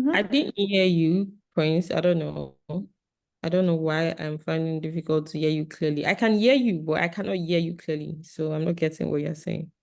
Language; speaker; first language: English; non-native, local second language; Yoruba